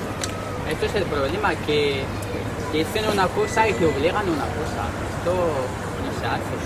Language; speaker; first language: Spanish; non-native, learner; Arabic